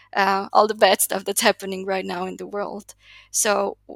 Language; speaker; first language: English; non-native, fluent; Slovak